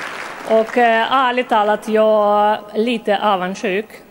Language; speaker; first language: Swedish; non-native, fluent; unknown